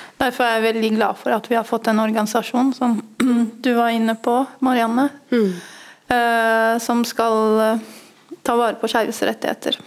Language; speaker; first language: Norwegian; early bilingual, other home language; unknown